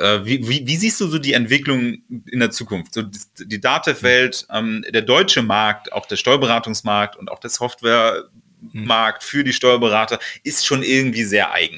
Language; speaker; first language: German; native; German